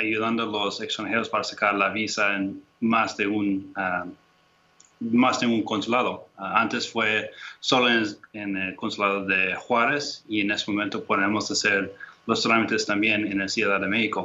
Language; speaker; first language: Spanish; non-native, fluent; English